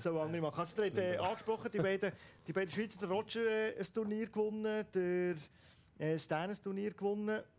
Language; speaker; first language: German; native; German